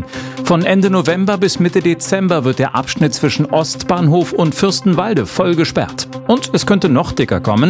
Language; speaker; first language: German; native; German